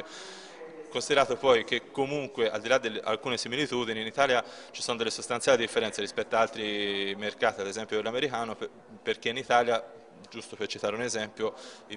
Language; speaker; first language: Italian; native; Italian